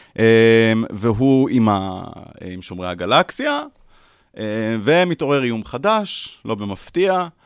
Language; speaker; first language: Hebrew; native; Hebrew